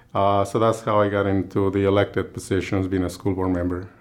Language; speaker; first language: English; non-native, fluent; Spanish